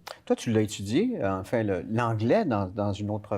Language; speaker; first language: French; native; French